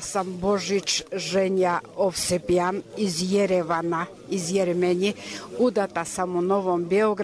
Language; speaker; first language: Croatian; non-native, fluent; Armenian